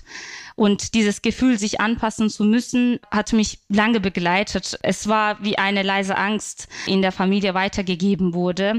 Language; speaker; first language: German; non-native, fluent; Turkish